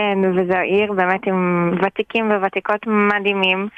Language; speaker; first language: Hebrew; native; Hebrew